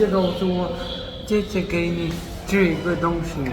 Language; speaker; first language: Chinese; non-native, learner; Mongolian